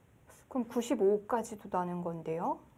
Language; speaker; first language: Korean; native; Korean